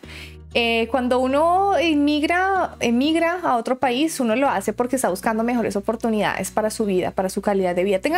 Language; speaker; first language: Spanish; native; Spanish